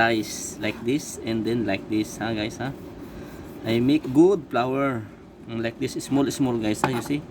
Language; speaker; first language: English; non-native, learner; Filipino